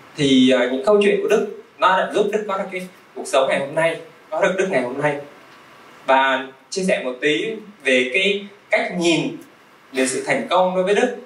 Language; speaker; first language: Vietnamese; early bilingual, other home language; Russian